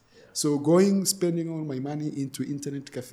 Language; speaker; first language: English; non-native, local second language; Swahili